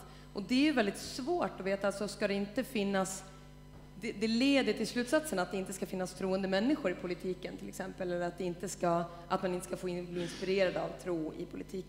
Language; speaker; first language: Swedish; native; Swedish